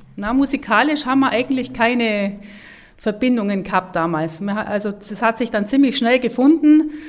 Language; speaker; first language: German; native; German